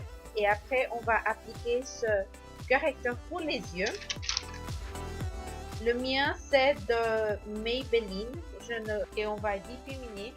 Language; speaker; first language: French; non-native, learner; Spanish